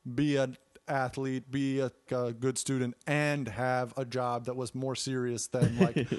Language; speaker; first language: English; native; English